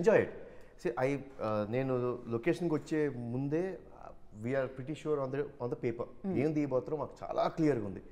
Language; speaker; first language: Telugu; native; Telugu